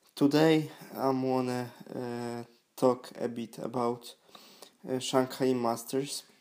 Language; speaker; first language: English; non-native, learner; Polish